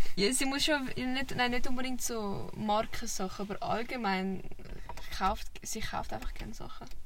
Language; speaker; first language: German; early bilingual, other home language; Vietnamese